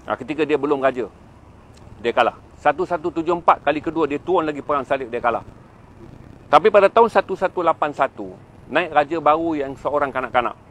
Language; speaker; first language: Malay; native; Malay